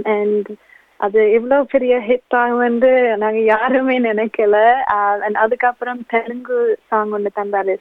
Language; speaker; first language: Tamil; early bilingual, heritage; Tamil